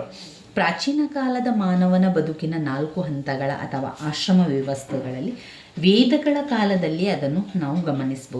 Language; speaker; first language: Kannada; native; Kannada